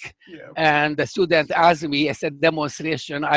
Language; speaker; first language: English; non-native, fluent; Hungarian